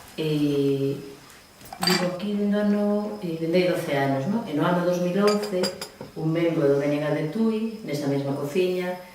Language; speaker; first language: Galician; non-native, local second language; Spanish